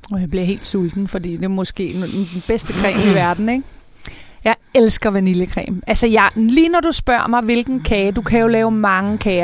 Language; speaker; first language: Danish; native; Danish